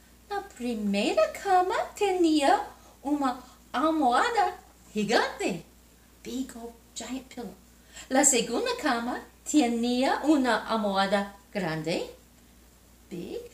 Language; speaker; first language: Spanish; non-native, learner; English